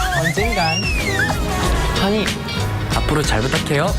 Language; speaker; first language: Korean; native; Korean